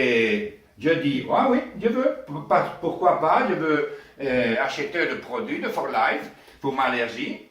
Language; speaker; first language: French; non-native, learner; Spanish